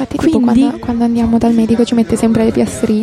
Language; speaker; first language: Italian; native; Italian